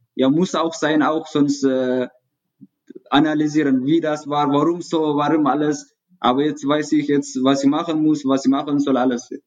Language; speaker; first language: German; non-native, learner; Tigrinya